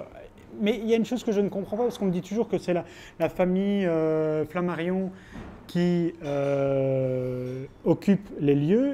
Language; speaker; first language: French; native; French